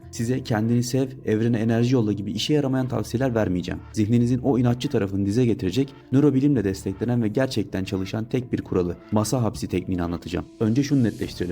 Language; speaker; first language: Turkish; native; Turkish